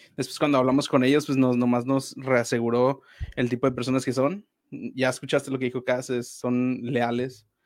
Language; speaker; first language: Spanish; native; Spanish